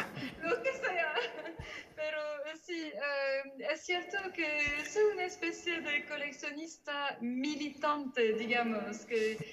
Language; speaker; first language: Spanish; non-native, fluent; French